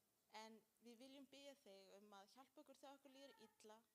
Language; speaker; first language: Icelandic; non-native, learner; Spanish